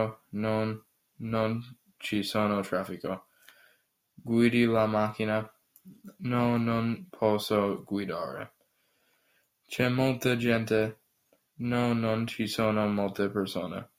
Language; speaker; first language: Italian; non-native, learner; English